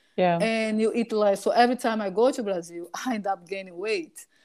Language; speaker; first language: English; non-native, fluent; Portuguese